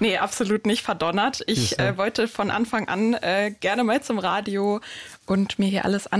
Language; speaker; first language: German; native; German